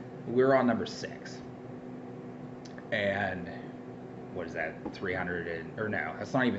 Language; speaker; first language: English; native; English